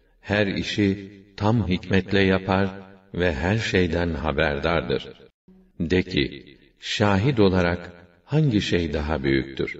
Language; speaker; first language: Turkish; native; Turkish